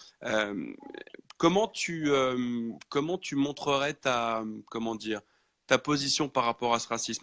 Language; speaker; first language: French; native; French